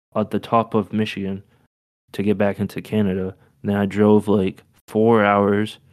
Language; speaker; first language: English; native; English